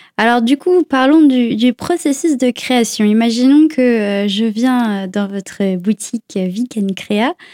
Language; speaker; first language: French; native; French